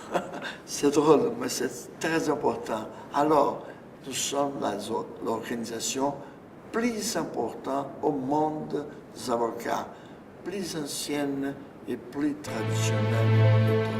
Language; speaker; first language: French; non-native, fluent; Portuguese